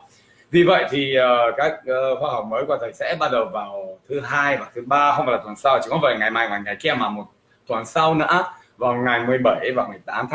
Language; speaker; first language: Vietnamese; non-native, fluent; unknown